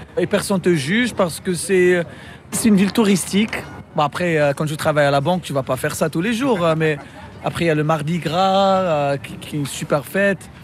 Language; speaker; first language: French; non-native, local second language; Arabic